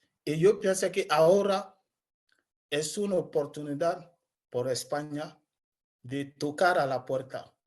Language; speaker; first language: Spanish; non-native, learner; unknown